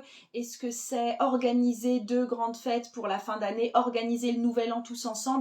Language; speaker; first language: French; native; French